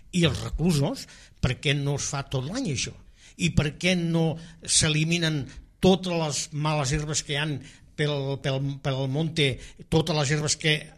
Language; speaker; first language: Catalan; non-native, local second language; Spanish